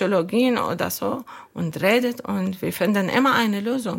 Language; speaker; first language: German; non-native, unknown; Arabic